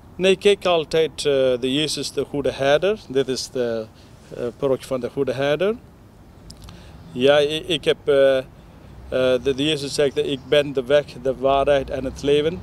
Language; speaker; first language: Dutch; non-native, learner; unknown